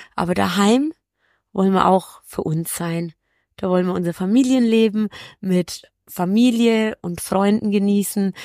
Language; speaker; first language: German; early bilingual, other home language; Polish